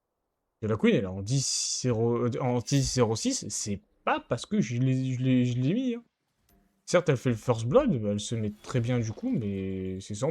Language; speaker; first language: French; native; French